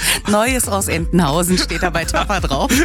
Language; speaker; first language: German; native; German